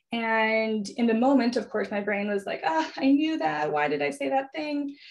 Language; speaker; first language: English; native; English